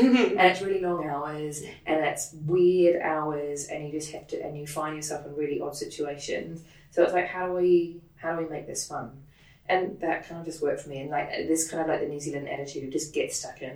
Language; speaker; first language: English; native; English